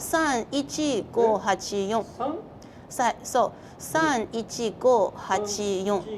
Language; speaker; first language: Japanese; non-native, learner; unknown